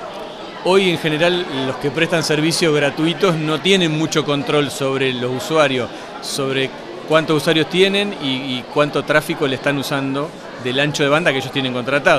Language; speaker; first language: Spanish; native; Spanish